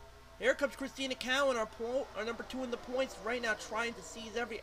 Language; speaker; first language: English; native; English